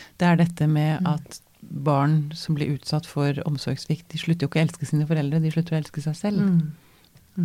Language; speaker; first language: Norwegian; native; Norwegian